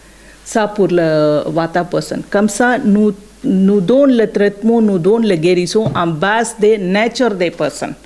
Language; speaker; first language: French; non-native, learner; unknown